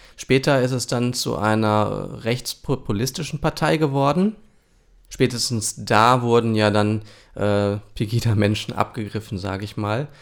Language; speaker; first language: German; early bilingual, other home language; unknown